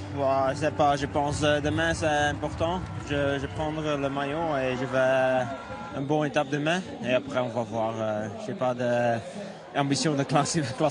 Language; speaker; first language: French; non-native, learner; Dutch